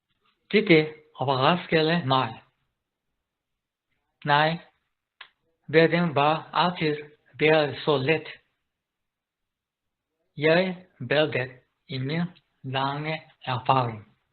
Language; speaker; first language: Danish; non-native, learner; Japanese